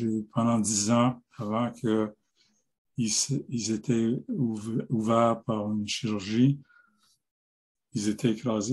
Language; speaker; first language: French; non-native, local second language; English